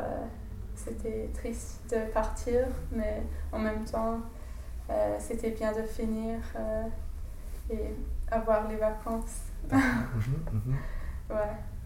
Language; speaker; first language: French; non-native, fluent; English